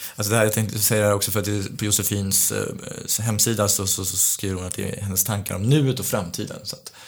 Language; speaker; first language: Swedish; early bilingual, other home language; Romanian